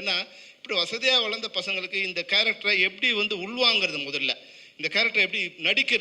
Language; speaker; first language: Tamil; native; Tamil